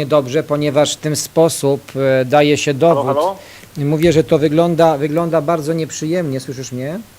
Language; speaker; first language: Polish; native; Polish